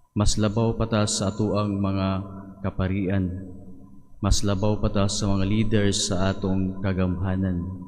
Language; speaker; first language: Cebuano; native; Cebuano